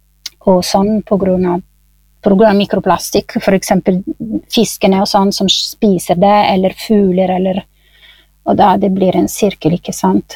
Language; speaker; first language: Norwegian; non-native, fluent; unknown